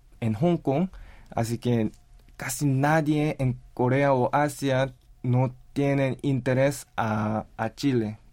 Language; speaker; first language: Spanish; non-native, learner; Korean